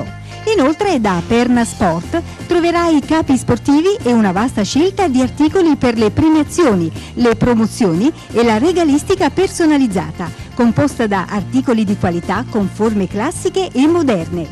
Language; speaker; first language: Italian; native; Italian